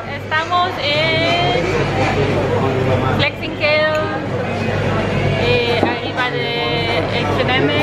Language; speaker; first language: Spanish; non-native, learner; Dutch